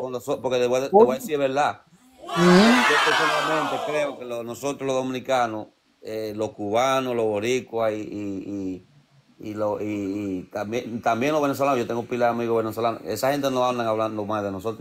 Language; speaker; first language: Spanish; early bilingual, heritage; Spanish